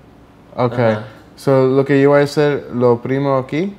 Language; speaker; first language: Spanish; early bilingual, heritage; Spanish